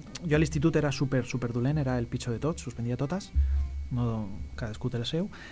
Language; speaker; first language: Catalan; non-native, local second language; Spanish